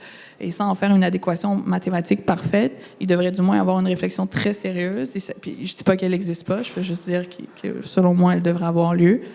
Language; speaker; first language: French; native; French